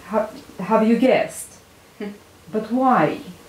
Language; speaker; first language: English; non-native, fluent; Russian